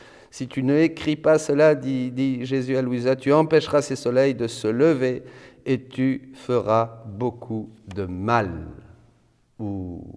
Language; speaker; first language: French; native; French